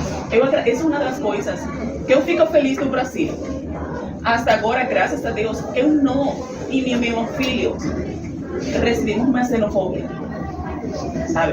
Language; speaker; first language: Portuguese; non-native, learner; Spanish